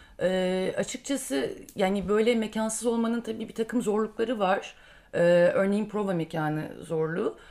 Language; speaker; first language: Turkish; native; Turkish